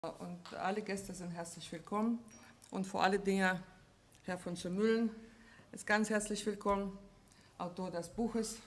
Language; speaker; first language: German; non-native, fluent; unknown